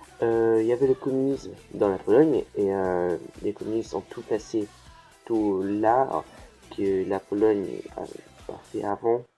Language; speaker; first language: French; early bilingual, heritage; French